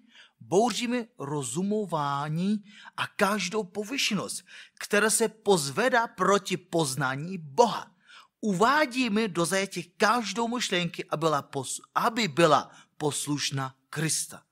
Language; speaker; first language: Czech; non-native, fluent; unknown